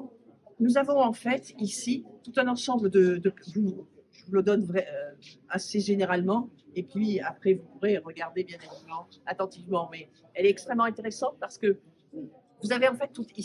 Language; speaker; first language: French; native; French